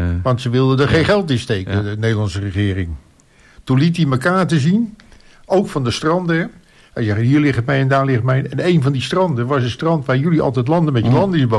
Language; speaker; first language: Dutch; native; Dutch